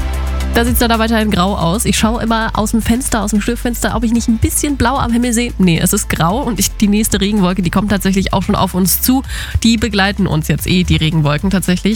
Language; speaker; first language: German; native; German